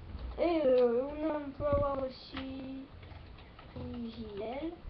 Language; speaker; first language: French; native; French